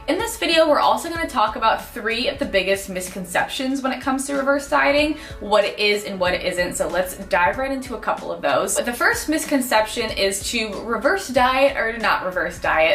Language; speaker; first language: English; native; English